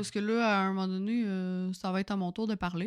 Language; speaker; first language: French; native; French